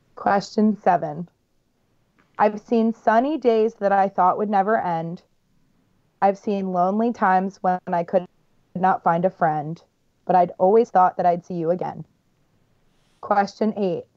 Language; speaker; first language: English; native; English